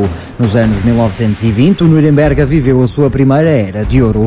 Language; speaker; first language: Portuguese; native; Portuguese